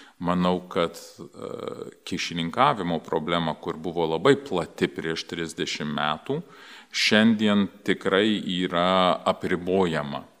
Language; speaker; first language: Lithuanian; early bilingual, heritage; Lithuanian